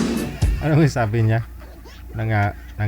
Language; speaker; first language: Filipino; native; Filipino